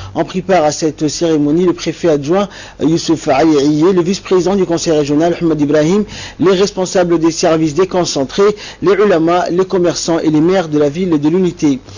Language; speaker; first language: French; non-native, local second language; Somali